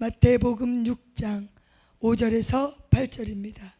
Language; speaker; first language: Korean; native; Korean